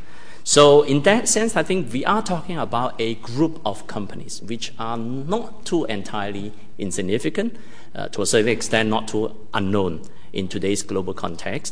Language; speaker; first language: English; non-native, local second language; Cantonese